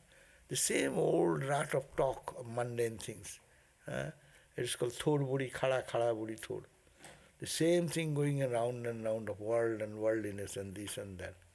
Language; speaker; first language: English; non-native, local second language; Bangla